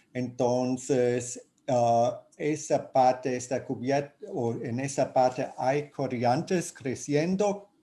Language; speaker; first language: Spanish; non-native, fluent; German